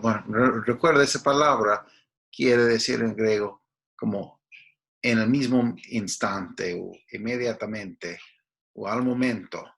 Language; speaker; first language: Spanish; non-native, fluent; English